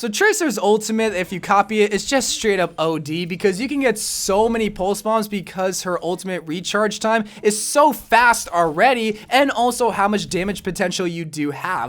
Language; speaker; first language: English; native; English